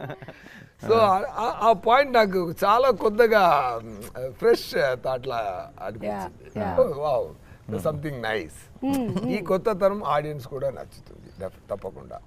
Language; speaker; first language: Telugu; non-native, learner; Tamil